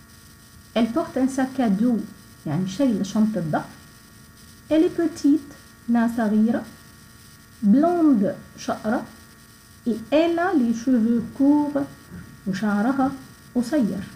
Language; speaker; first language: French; non-native, fluent; Arabic